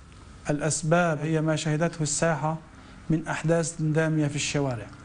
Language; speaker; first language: Arabic; native; Arabic